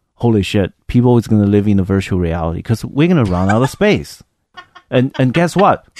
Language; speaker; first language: English; non-native, fluent; Chinese